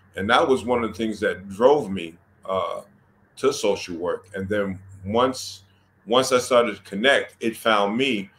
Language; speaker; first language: English; native; English